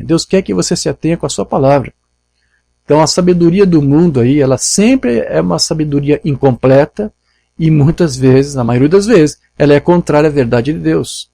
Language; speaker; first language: Portuguese; native; Portuguese